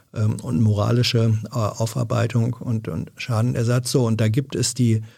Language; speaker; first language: German; non-native, fluent; French